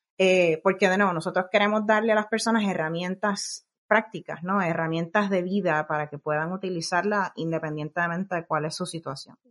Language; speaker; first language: Spanish; native; Spanish